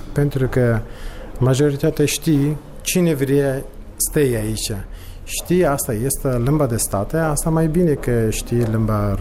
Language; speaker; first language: Romanian; non-native, learner; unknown